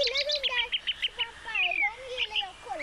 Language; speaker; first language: Swedish; early bilingual, other home language; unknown